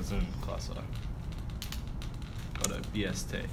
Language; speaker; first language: German; non-native, learner; English